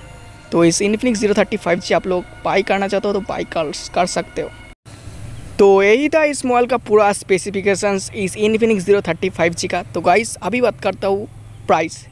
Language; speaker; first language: Hindi; non-native, local second language; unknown